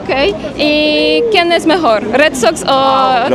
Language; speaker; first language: Spanish; non-native, fluent; Polish